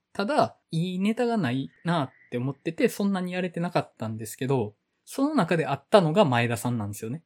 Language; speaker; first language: Japanese; native; Japanese